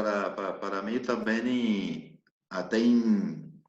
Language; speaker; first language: Portuguese; non-native, learner; Spanish